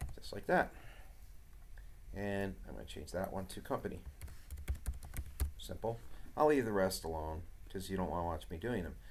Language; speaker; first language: English; native; English